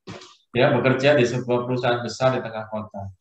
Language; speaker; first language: Indonesian; native; Indonesian